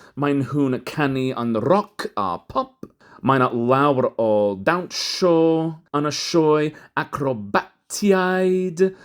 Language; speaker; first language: Welsh; non-native, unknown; English